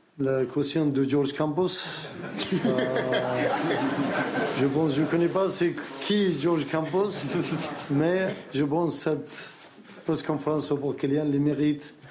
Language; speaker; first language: French; non-native, learner; Arabic